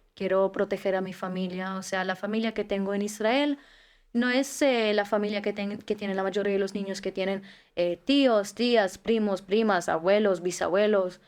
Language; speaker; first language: Spanish; early bilingual, heritage; Spanish